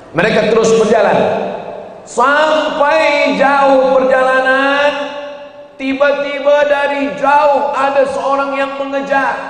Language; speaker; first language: Malay; native; Malay